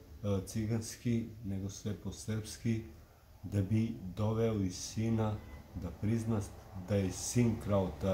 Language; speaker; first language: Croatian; non-native, local second language; Romany